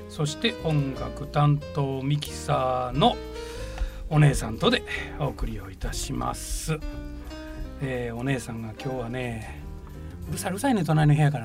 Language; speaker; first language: Japanese; native; Japanese